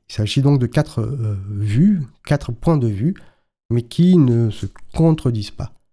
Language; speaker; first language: French; native; French